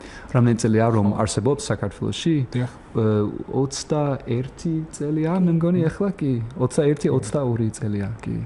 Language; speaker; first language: Georgian; non-native, learner; English